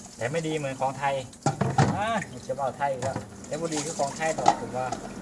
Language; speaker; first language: Thai; non-native, local second language; Northeastern Thai